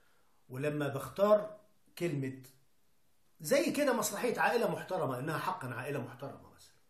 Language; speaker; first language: Arabic; native; Arabic